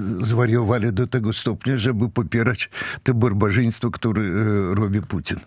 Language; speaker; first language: Polish; non-native, fluent; Russian